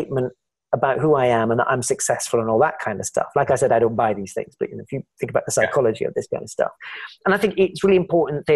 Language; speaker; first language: English; native; English